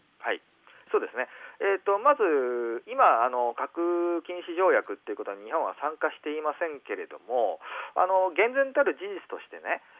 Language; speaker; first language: Japanese; native; Japanese